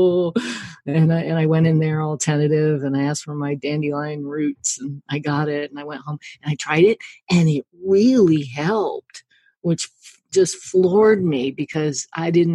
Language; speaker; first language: English; native; English